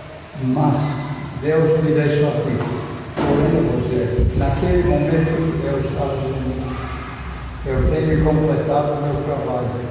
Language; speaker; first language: Portuguese; non-native, fluent; English